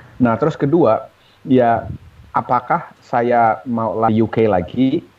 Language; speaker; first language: Indonesian; native; Indonesian